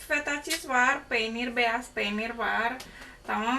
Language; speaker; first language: Turkish; non-native, learner; Indonesian